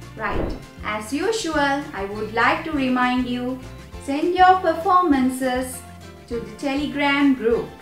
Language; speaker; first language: English; non-native, local second language; Sinhala